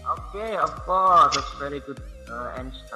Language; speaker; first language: English; non-native, learner; Indonesian